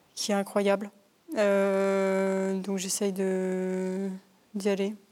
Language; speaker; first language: French; native; French